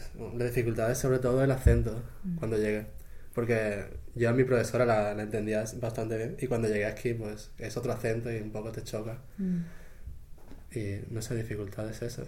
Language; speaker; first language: Spanish; native; Spanish